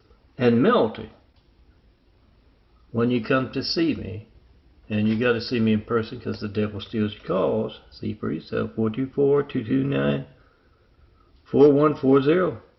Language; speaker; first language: English; native; English